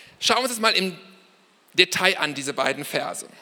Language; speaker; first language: German; native; German